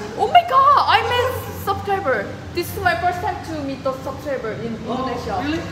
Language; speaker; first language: English; non-native, learner; Korean